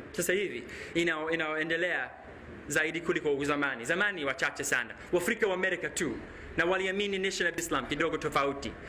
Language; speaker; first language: Swahili; non-native, learner; English